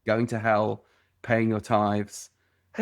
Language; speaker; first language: English; native; English